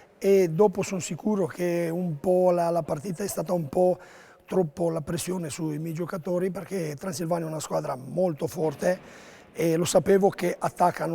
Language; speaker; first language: Italian; non-native, learner; Romanian